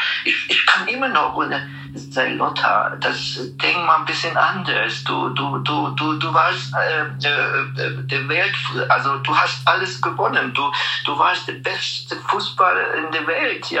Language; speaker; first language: German; non-native, fluent; Hungarian